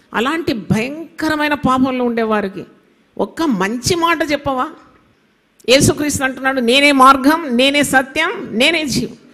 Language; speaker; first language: Telugu; non-native, local second language; Malayalam